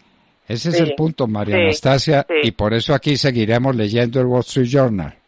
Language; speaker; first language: Spanish; native; Spanish